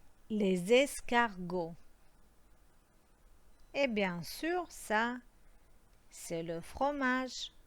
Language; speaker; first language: French; non-native, fluent; Croatian